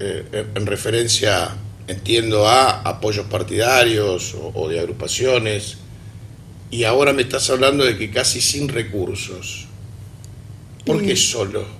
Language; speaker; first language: Spanish; native; Spanish